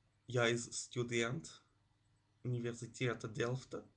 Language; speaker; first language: Russian; non-native, learner; Dutch